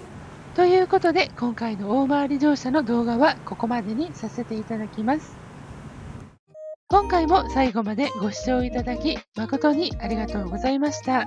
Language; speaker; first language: Japanese; native; Japanese